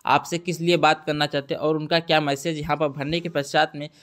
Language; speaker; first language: Hindi; native; Hindi